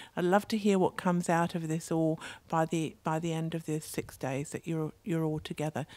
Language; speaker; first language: English; native; English